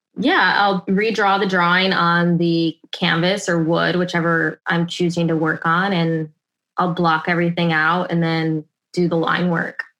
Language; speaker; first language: English; native; English